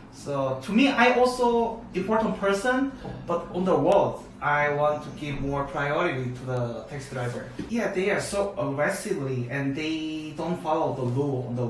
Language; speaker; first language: English; non-native, learner; Korean